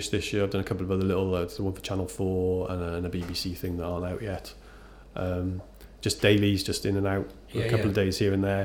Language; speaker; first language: English; native; English